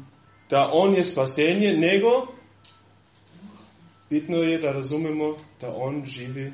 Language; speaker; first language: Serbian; non-native, fluent; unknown